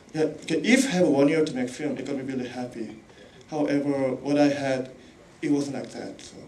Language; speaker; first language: English; non-native, fluent; Korean